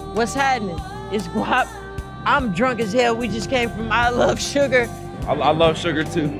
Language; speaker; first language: English; native; English